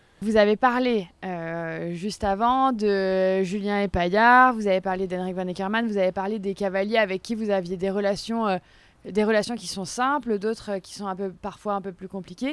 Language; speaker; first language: French; native; French